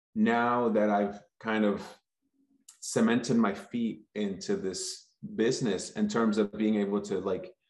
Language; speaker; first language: English; early bilingual, other home language; Spanish